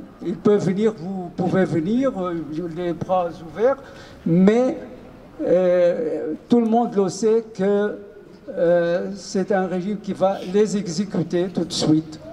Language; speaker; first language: French; non-native, fluent; Arabic